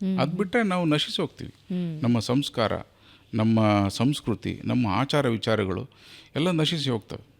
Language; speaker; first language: Kannada; native; Kannada